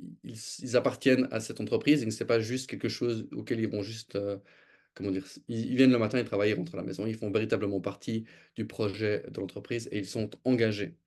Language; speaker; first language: French; native; French